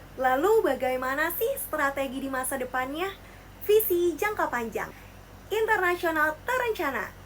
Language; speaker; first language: Indonesian; native; Indonesian